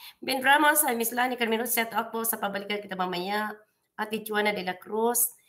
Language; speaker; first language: Filipino; non-native, local second language; Cebuano